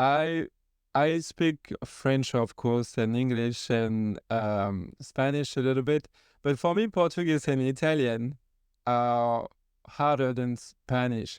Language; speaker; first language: English; non-native, fluent; French